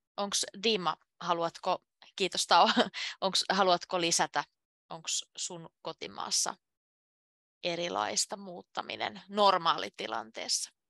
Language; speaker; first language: Finnish; native; Finnish